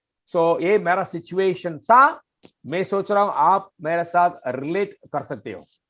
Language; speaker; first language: Hindi; non-native, fluent; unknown